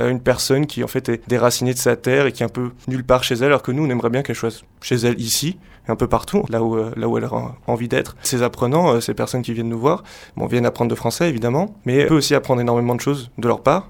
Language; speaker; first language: French; native; French